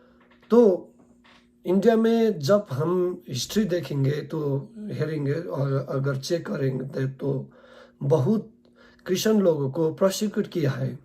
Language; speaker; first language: Hindi; non-native, learner; Nepali